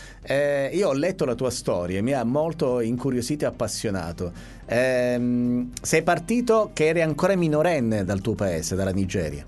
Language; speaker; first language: Italian; native; Italian